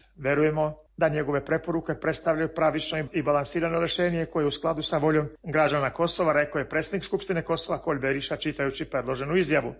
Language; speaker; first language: Serbian; non-native, local second language; Albanian